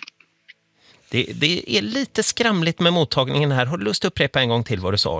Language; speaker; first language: Swedish; native; Swedish